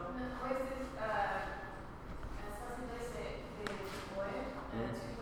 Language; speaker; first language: Spanish; non-native, learner; English